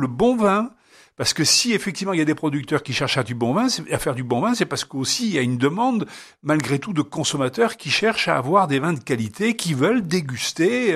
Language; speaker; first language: French; native; French